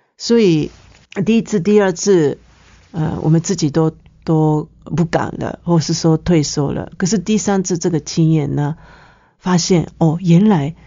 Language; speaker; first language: Chinese; non-native, fluent; Japanese